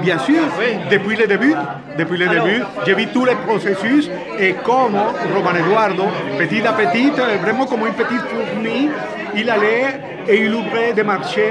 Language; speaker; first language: French; non-native, fluent; Spanish